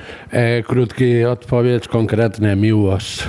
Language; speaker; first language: Polish; non-native, fluent; Spanish